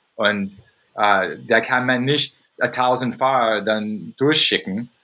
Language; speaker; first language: German; non-native, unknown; English